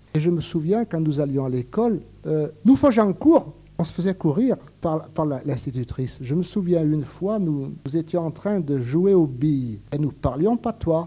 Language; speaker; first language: French; native; French